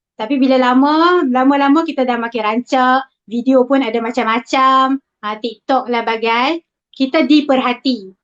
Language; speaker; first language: Malay; native; Malay